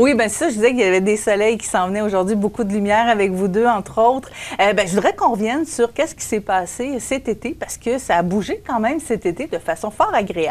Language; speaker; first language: French; native; French